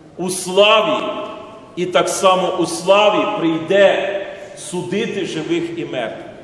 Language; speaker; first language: Ukrainian; native; Ukrainian